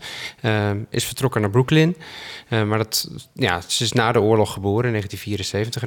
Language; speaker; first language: Dutch; native; Dutch